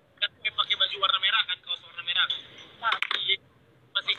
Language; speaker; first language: Indonesian; native; Indonesian